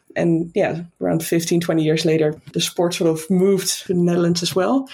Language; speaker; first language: English; non-native, fluent; Dutch